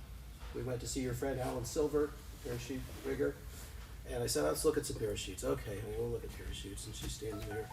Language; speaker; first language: English; native; English